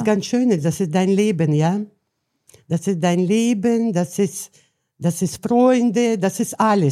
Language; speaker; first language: German; non-native, learner; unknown